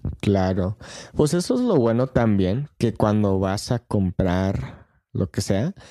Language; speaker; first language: Spanish; non-native, fluent; English